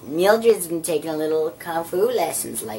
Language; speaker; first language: English; native; English